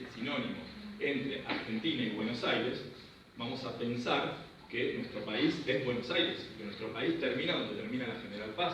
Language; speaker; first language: Spanish; native; Spanish